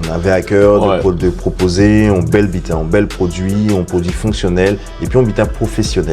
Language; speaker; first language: French; non-native, local second language; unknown